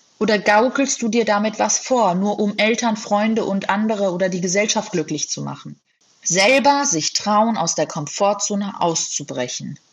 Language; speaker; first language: German; native; German